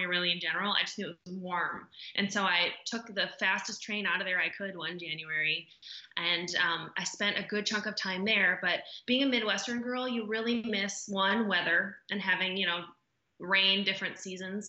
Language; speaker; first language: English; native; English